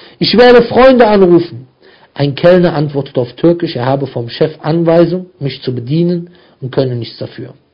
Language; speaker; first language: German; native; German